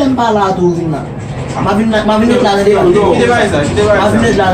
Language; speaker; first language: Portuguese; non-native, learner; Haitian Creole